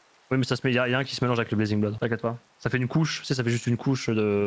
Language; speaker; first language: French; native; French